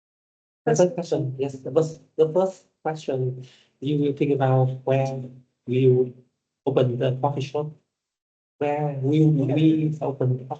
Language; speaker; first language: English; non-native, learner; Vietnamese